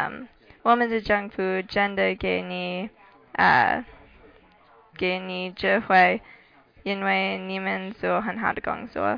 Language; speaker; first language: Chinese; non-native, learner; English